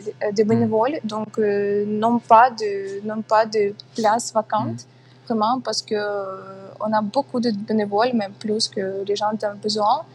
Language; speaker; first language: French; non-native, fluent; Ukrainian